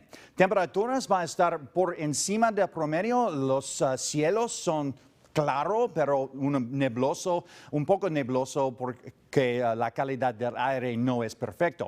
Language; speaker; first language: Spanish; non-native, learner; English